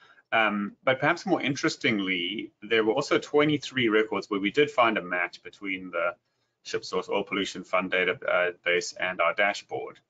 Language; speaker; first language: English; native; English